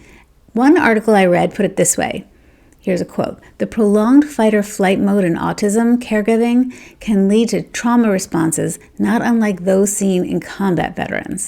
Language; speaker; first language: English; native; English